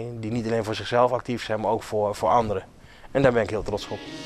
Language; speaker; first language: Dutch; native; Dutch